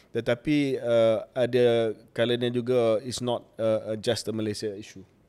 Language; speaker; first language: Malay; native; Malay